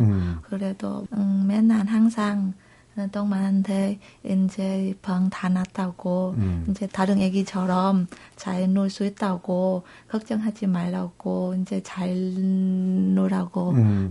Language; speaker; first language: Korean; non-native, local second language; Vietnamese